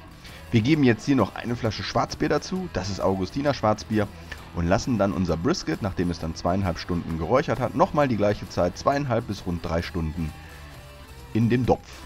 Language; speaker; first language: German; native; German